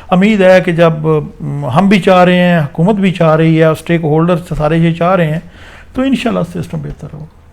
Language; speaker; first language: Urdu; non-native, local second language; Punjabi